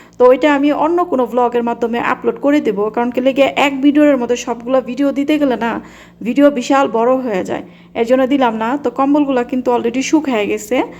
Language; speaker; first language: Bangla; native; Bangla